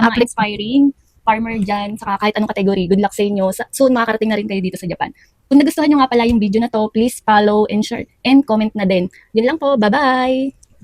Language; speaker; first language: Filipino; native; Filipino